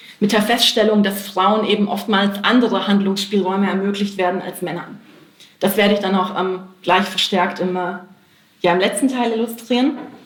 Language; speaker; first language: German; native; German